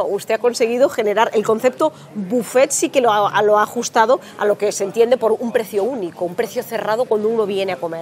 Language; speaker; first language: Spanish; native; Spanish